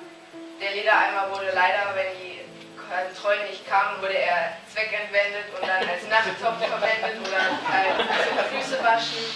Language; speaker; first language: German; native; German